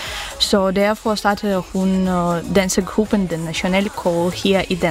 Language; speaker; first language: Danish; non-native, fluent; Ukrainian